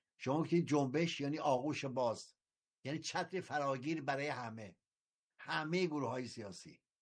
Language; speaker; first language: Persian; native; Persian